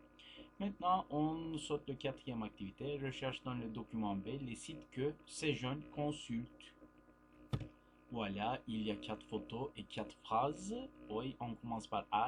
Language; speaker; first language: French; non-native, fluent; Turkish